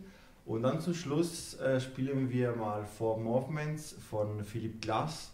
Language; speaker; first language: German; non-native, fluent; Italian